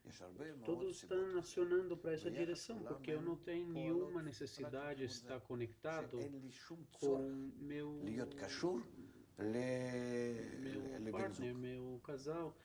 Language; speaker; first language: Portuguese; non-native, fluent; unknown